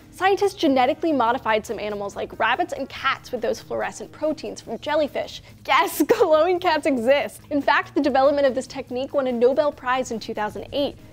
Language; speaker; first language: English; native; English